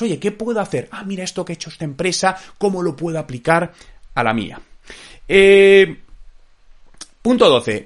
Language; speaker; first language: Spanish; native; Spanish